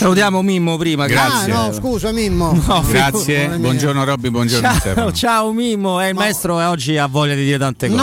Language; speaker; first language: Italian; native; Italian